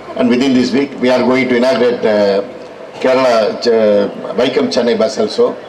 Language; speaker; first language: English; non-native, local second language; Tamil